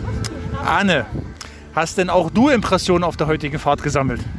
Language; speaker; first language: German; native; German